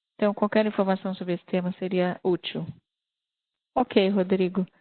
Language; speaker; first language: Portuguese; non-native, fluent; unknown